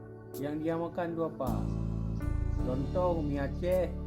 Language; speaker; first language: Indonesian; non-native, local second language; Achinese